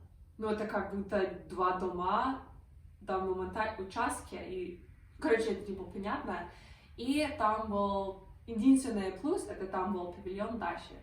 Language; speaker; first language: Russian; non-native, fluent; English